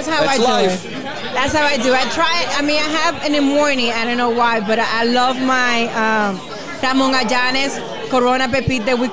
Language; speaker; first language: English; non-native, fluent; Spanish